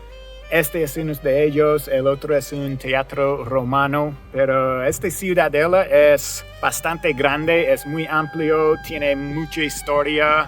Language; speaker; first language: Spanish; non-native, fluent; English